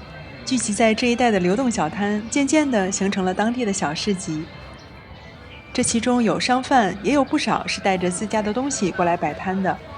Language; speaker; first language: Chinese; native; Chinese